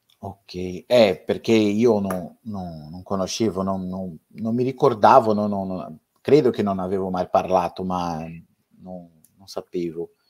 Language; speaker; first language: Italian; non-native, fluent; Portuguese